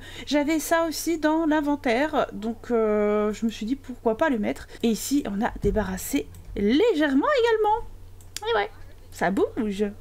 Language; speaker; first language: French; native; French